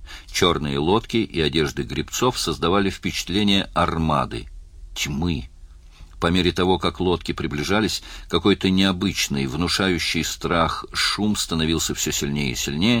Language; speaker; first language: Russian; native; Russian